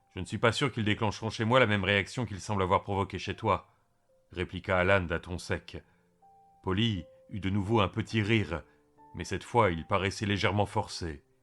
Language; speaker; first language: French; native; French